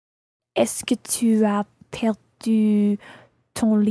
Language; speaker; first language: French; non-native, learner; English